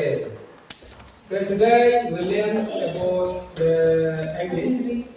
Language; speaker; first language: English; non-native, learner; Indonesian